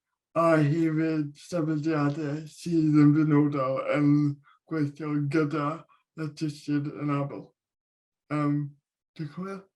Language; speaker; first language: Welsh; non-native, local second language; English